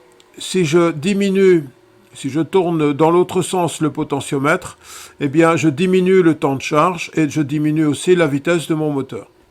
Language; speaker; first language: French; native; French